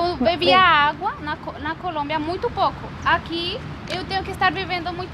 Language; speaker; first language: Portuguese; non-native, learner; Spanish